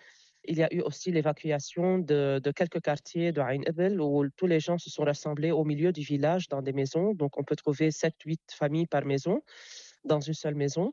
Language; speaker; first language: French; non-native, local second language; Arabic